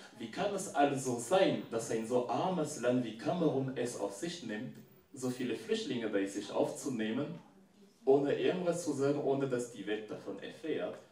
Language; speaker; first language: German; non-native, fluent; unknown